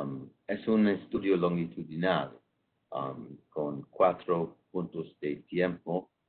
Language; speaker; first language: Spanish; non-native, fluent; English